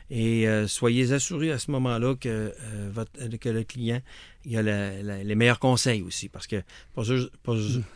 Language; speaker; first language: French; native; French